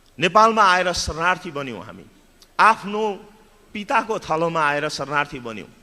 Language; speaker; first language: Nepali; native; Nepali